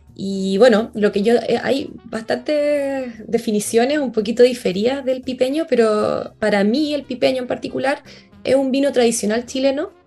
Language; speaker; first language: Spanish; native; Spanish